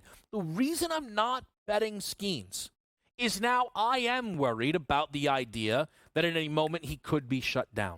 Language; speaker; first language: English; native; English